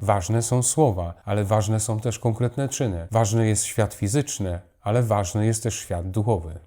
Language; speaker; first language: Polish; native; Polish